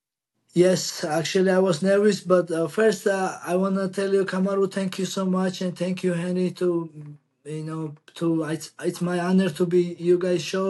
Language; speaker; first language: English; non-native, learner; Georgian